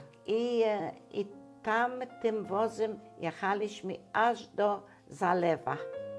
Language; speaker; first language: Polish; non-native, local second language; German